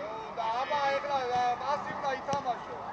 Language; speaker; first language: Georgian; native; Georgian